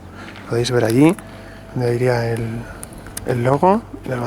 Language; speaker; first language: Spanish; native; Spanish